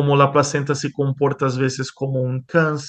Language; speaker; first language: Spanish; non-native, fluent; Portuguese